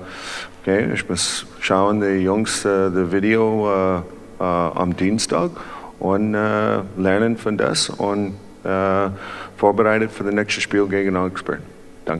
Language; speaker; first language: German; non-native, learner; English